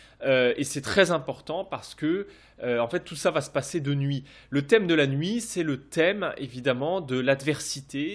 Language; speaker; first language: French; native; French